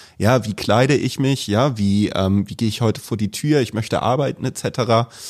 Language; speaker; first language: German; native; German